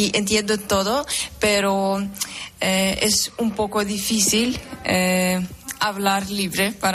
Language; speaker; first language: Spanish; non-native, learner; Ukrainian